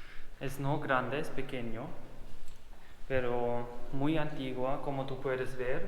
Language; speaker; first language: Spanish; non-native, learner; German